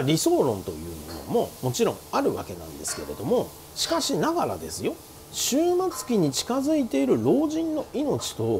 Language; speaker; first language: Japanese; native; Japanese